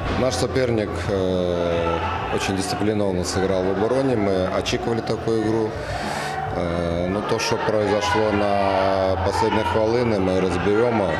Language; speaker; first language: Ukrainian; non-native, learner; Russian